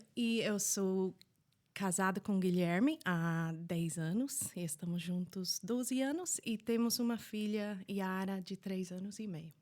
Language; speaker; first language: Portuguese; non-native, fluent; English